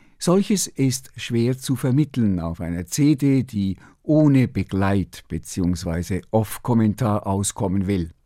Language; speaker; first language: German; native; German